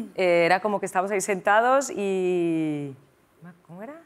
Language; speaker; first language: Spanish; native; Spanish